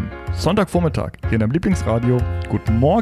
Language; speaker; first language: German; native; German